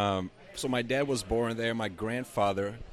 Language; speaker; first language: English; non-native, fluent; Portuguese